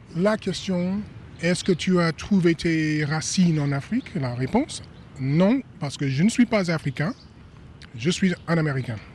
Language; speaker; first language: French; non-native, fluent; English